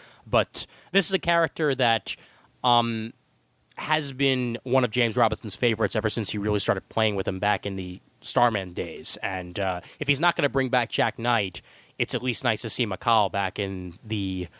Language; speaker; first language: English; native; English